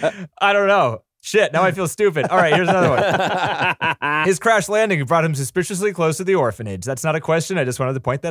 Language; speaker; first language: English; native; English